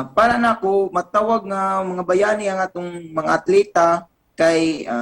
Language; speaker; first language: Cebuano; native; Cebuano